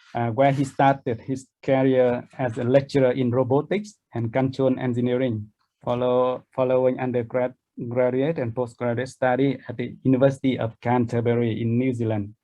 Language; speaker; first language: English; non-native, fluent; Vietnamese